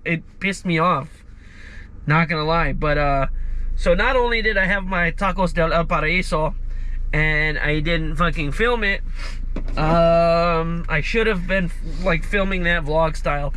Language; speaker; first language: English; native; English